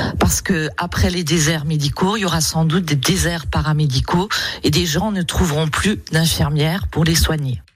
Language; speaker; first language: French; native; French